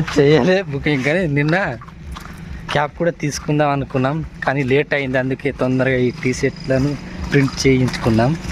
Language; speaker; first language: Telugu; native; Telugu